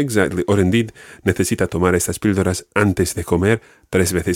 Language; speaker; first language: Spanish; non-native, fluent; English